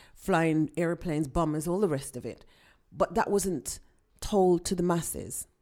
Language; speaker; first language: English; native; English